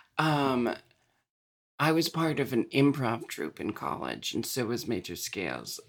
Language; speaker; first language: English; native; English